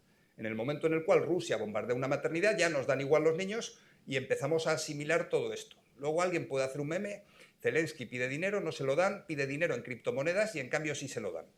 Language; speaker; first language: Spanish; native; Spanish